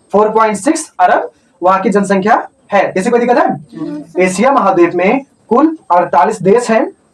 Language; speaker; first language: Hindi; native; Hindi